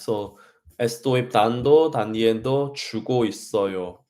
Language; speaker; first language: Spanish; non-native, learner; Korean